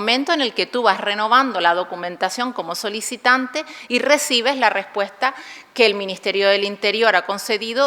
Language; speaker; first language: Spanish; native; Spanish